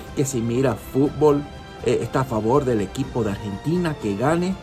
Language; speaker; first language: Spanish; early bilingual, heritage; Spanish